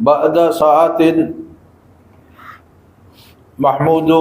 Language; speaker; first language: Arabic; non-native, learner; Filipino